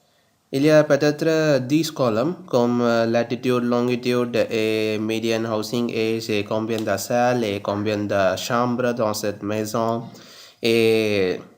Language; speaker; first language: French; non-native, learner; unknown